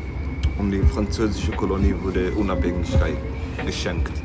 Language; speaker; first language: German; non-native, learner; Somali